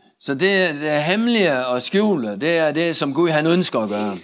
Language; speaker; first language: Danish; non-native, learner; Russian